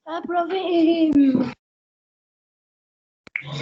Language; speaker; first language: Spanish; native; Spanish